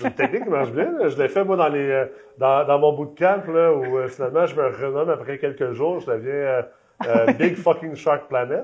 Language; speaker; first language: French; native; French